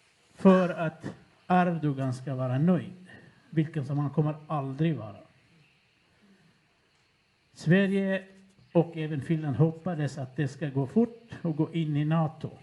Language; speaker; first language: Swedish; non-native, fluent; Kurdish